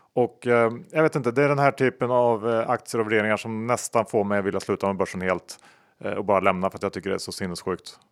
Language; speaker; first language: Swedish; native; Swedish